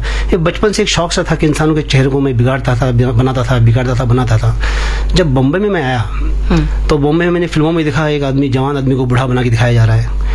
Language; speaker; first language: Hindi; non-native, local second language; Marathi